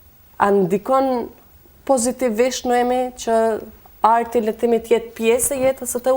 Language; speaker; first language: Albanian; native; Albanian